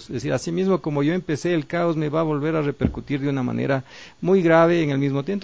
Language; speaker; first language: Spanish; native; Spanish